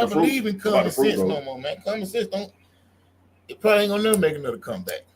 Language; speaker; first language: English; native; English